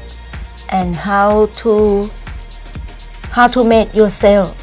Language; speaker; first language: English; non-native, learner; Thai